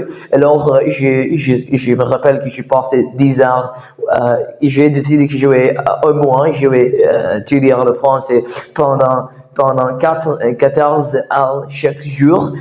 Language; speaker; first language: French; non-native, learner; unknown